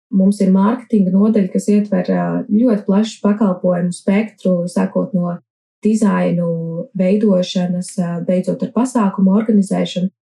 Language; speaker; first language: Latvian; native; Latvian